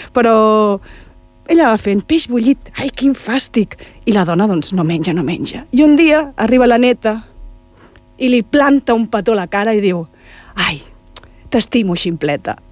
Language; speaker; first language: Catalan; native; Catalan